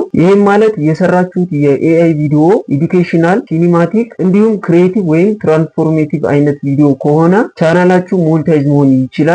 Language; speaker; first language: Amharic; native; Amharic